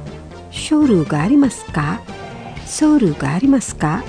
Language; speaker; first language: Japanese; non-native, fluent; Indonesian